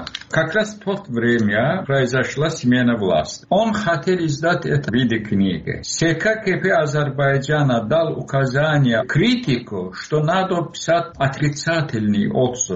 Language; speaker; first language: Russian; non-native, local second language; Azerbaijani